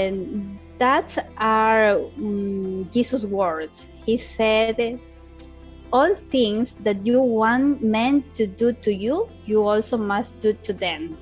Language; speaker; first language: English; non-native, learner; Spanish